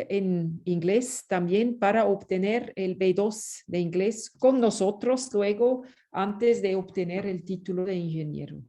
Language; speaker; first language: Spanish; non-native, fluent; French